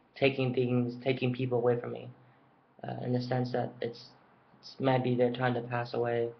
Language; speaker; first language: English; native; English